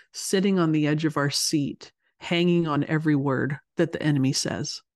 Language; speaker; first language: English; native; English